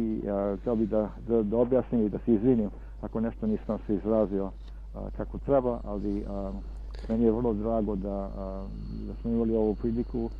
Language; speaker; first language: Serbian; early bilingual, heritage; Serbian